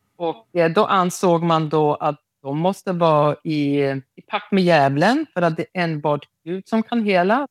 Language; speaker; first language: Swedish; non-native, local second language; Romany